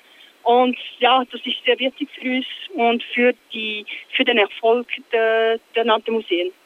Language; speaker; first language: German; non-native, local second language; French